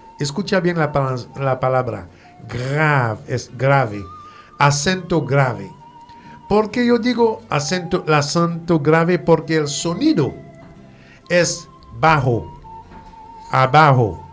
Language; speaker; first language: Spanish; non-native, fluent; French